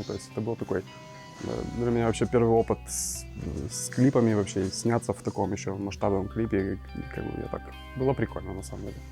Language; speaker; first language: Russian; native; Russian